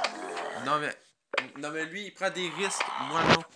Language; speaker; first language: French; native; French